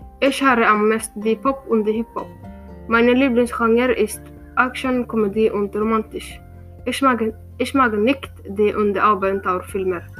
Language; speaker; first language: German; non-native, learner; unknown